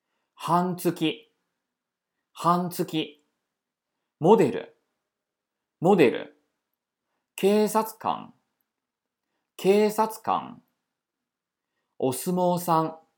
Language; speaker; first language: Japanese; non-native, fluent; Chinese